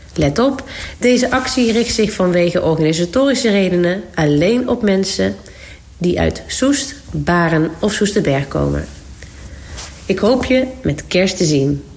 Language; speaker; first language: Dutch; native; Dutch